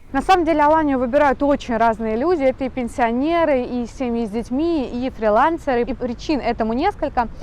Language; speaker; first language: Russian; native; Russian